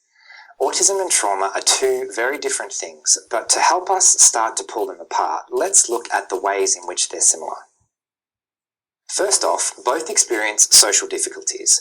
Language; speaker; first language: English; native; English